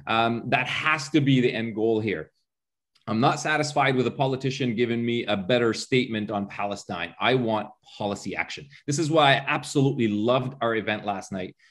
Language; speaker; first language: English; early bilingual, other home language; Arabic